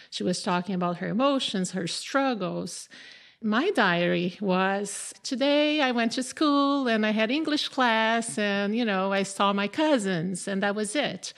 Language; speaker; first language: English; non-native, fluent; Portuguese